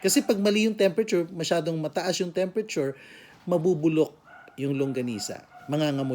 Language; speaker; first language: Filipino; native; Filipino